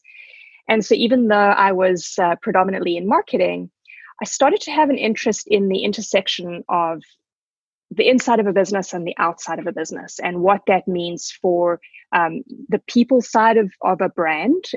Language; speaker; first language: English; native; English